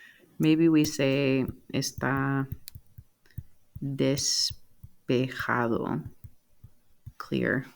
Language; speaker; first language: Spanish; non-native, fluent; English